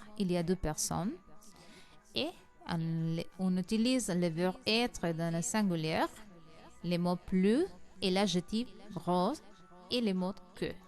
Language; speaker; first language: French; non-native, learner; Spanish